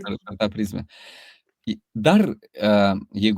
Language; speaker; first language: Lithuanian; native; Lithuanian